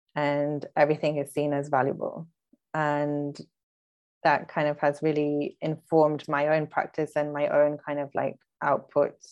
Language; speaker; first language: English; early bilingual, other home language; Hindi